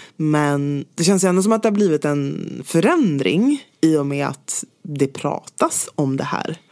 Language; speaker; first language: Swedish; native; Swedish